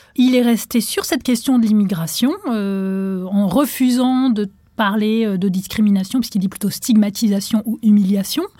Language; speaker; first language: French; non-native, local second language; Arabic